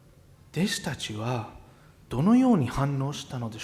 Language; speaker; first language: Japanese; non-native, fluent; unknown